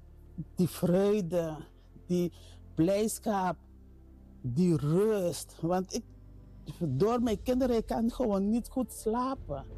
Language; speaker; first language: Dutch; non-native, learner; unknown